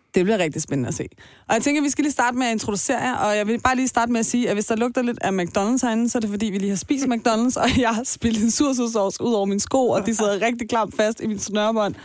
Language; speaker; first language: Danish; early bilingual, other home language; Persian